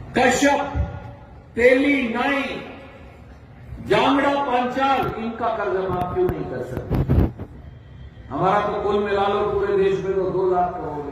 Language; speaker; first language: Hindi; native; Hindi